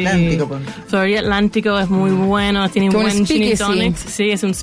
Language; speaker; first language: Spanish; non-native, fluent; English